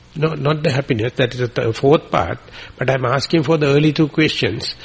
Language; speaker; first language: English; non-native, local second language; Sinhala